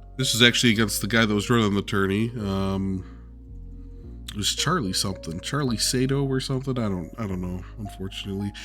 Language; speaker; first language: English; native; English